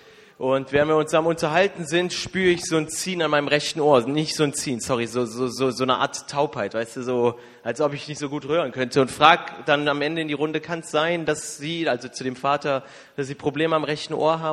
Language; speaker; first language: German; native; German